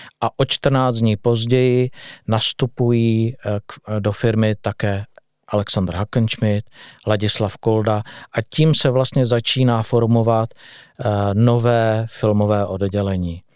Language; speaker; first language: Czech; native; Czech